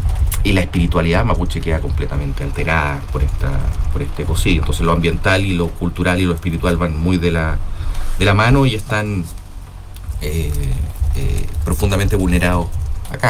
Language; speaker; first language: Spanish; native; Spanish